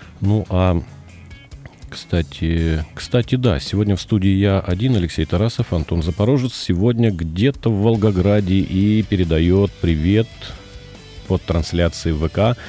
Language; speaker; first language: Russian; native; Russian